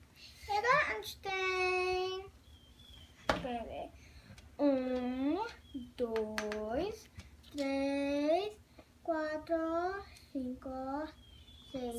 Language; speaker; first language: Portuguese; early bilingual, heritage; Portuguese